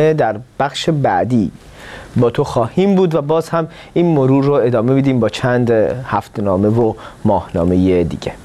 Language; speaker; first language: Persian; native; Persian